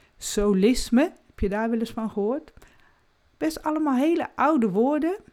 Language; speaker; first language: Dutch; native; Dutch